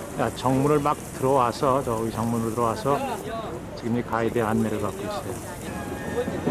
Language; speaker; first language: Korean; native; Korean